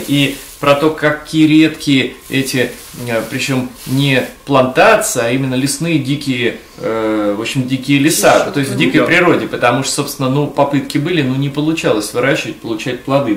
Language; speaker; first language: Russian; native; Russian